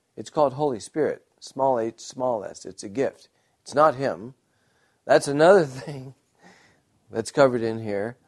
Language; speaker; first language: English; native; English